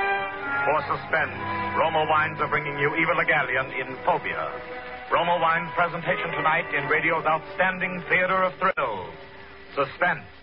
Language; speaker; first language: English; native; English